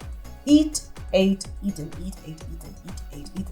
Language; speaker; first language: English; non-native, fluent; Portuguese